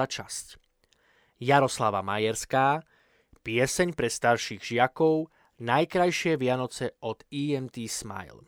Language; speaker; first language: Slovak; native; Slovak